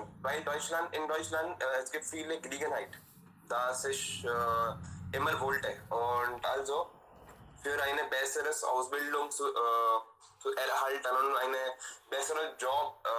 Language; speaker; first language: German; non-native, learner; Hindi